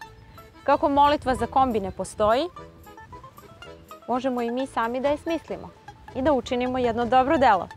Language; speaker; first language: Serbian; native; Serbian